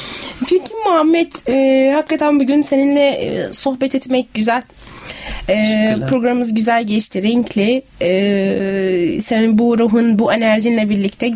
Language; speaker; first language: Turkish; native; Turkish